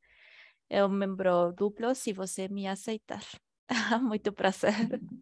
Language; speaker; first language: Portuguese; non-native, fluent; Spanish